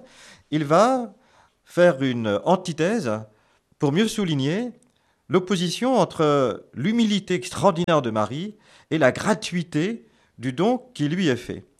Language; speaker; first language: French; native; French